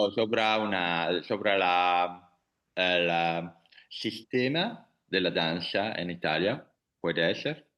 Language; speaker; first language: Spanish; non-native, learner; Italian